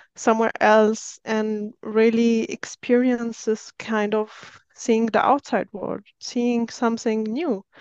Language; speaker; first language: English; non-native, fluent; Arabic